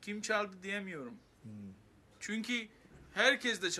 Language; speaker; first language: Turkish; non-native, fluent; Armenian